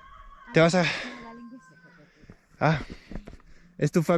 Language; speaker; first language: Spanish; non-native, learner; English